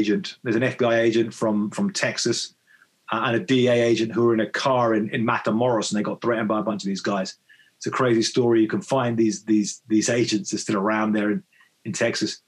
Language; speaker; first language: English; native; English